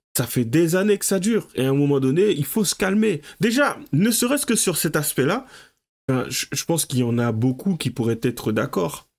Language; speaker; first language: French; native; French